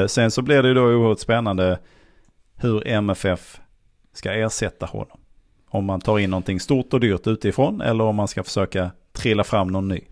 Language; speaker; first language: Swedish; native; Swedish